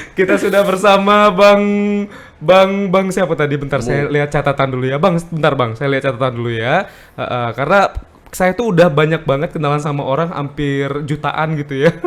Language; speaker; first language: Indonesian; native; Indonesian